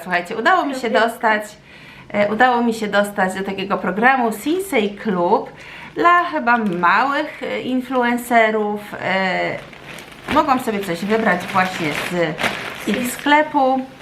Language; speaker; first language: Polish; native; Polish